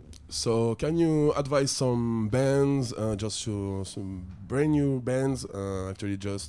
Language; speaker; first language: English; non-native, learner; French